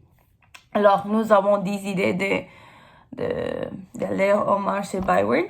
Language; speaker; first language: French; non-native, learner; English